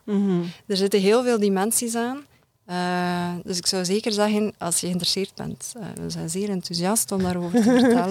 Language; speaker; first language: Dutch; native; Dutch